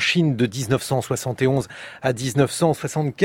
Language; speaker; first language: French; native; French